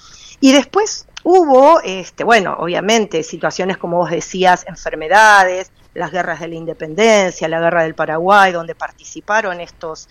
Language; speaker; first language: Spanish; native; Spanish